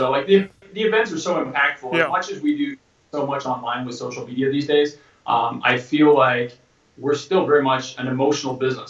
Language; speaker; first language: English; native; English